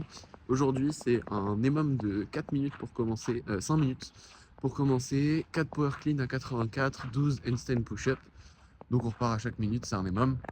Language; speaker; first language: French; native; French